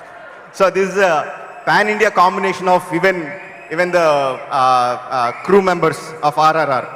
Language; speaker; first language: Tamil; non-native, local second language; Telugu